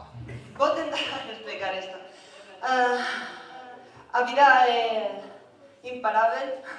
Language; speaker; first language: Portuguese; non-native, learner; Galician